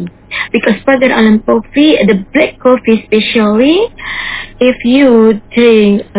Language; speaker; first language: English; non-native, learner; Indonesian